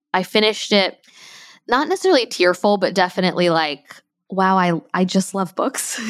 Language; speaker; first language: English; native; English